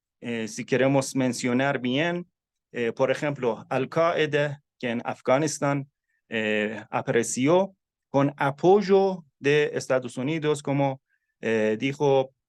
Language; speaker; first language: Spanish; non-native, fluent; Persian